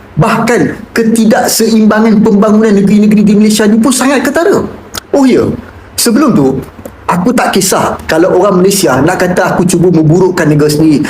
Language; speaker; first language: Malay; native; Malay